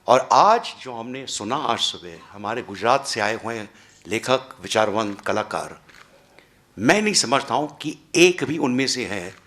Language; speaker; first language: Hindi; non-native, local second language; Marathi